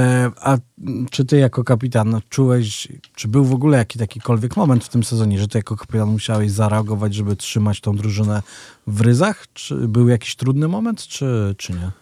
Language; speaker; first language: Polish; native; Polish